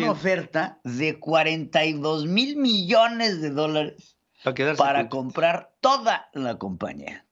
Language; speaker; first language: Spanish; native; Spanish